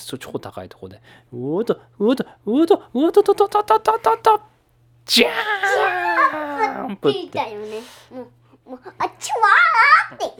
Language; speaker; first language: Japanese; early bilingual, heritage; Japanese